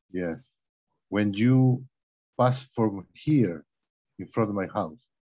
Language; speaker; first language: English; non-native, learner; Spanish